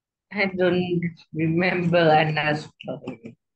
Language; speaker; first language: English; non-native, learner; Vietnamese